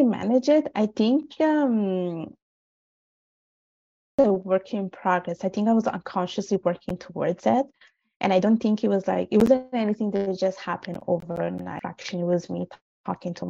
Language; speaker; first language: English; non-native, fluent; Italian